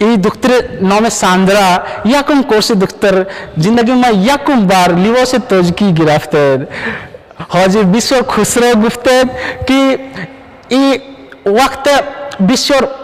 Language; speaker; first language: Persian; non-native, learner; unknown